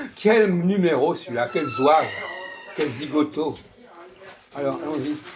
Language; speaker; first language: French; native; French